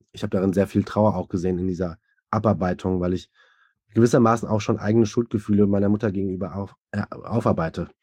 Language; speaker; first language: German; early bilingual, other home language; Turkish